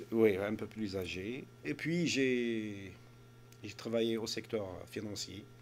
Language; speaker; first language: French; non-native, local second language; Arabic